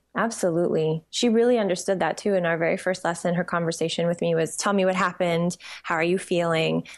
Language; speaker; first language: English; native; English